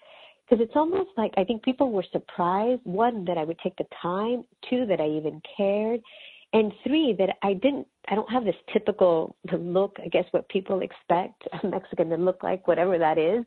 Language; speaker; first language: English; early bilingual, other home language; Spanish